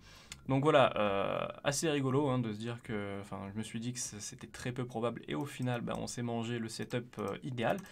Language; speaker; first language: French; native; French